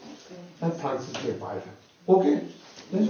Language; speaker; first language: German; non-native, learner; Tibetan